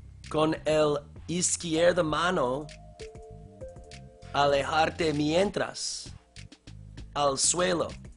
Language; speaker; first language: Spanish; non-native, learner; English